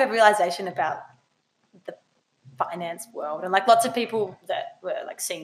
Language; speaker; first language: English; native; English